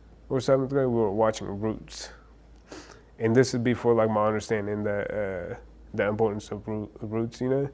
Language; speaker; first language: English; early bilingual, other home language; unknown